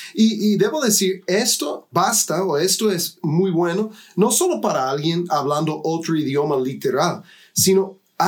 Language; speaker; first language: Spanish; non-native, fluent; English